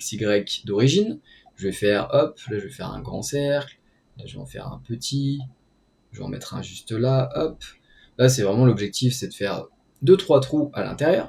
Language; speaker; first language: French; native; French